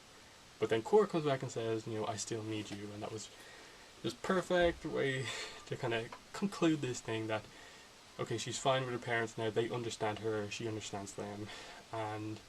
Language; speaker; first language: English; native; English